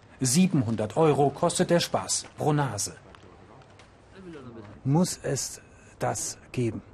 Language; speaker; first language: German; native; German